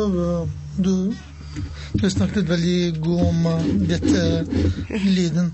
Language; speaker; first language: Norwegian; non-native, learner; Persian